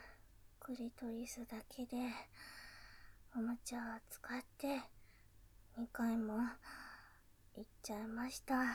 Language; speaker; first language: Japanese; native; Japanese